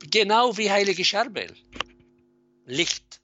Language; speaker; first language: German; non-native, fluent; Arabic